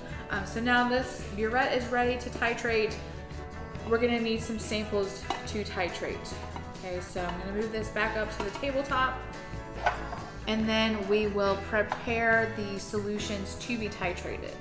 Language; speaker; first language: English; native; English